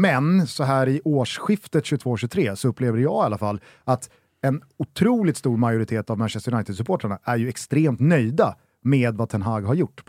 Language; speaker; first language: Swedish; native; Swedish